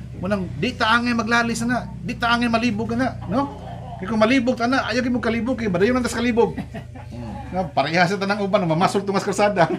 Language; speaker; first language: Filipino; non-native, local second language; Cebuano